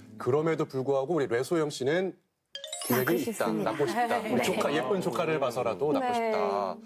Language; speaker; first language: Korean; native; Korean